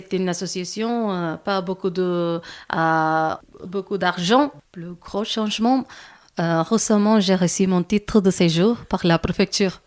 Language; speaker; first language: French; non-native, learner; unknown